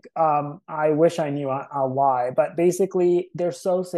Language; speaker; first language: English; non-native, local second language; Hindi